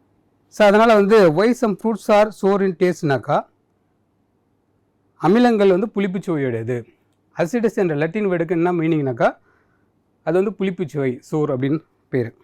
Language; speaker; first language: Tamil; native; Tamil